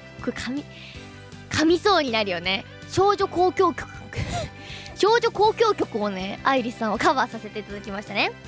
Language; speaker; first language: Japanese; native; Japanese